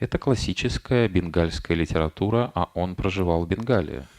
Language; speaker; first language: Russian; native; Russian